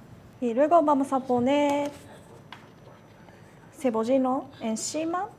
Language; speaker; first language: Spanish; non-native, fluent; Japanese